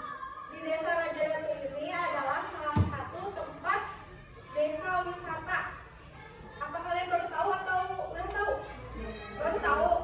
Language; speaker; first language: Indonesian; native; Indonesian